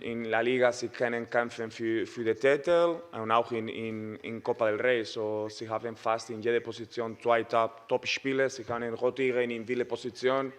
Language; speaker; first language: German; non-native, fluent; Spanish